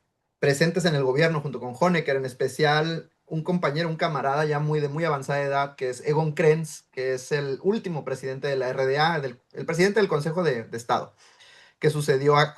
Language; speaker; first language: Spanish; native; Spanish